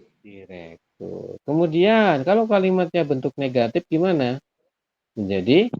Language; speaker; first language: Indonesian; native; Indonesian